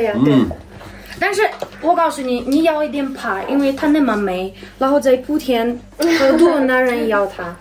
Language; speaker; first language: Chinese; non-native, fluent; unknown